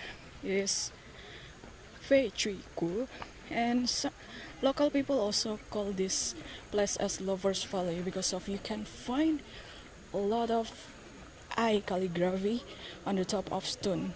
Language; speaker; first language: English; non-native, fluent; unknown